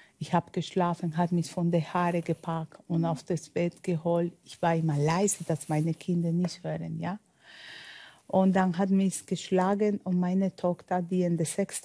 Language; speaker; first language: German; non-native, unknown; Spanish